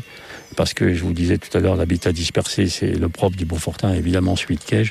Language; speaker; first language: French; native; French